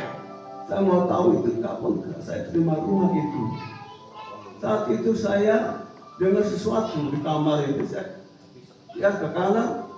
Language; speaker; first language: Indonesian; non-native, fluent; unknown